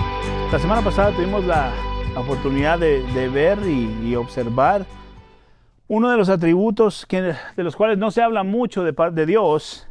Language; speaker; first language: Spanish; native; Spanish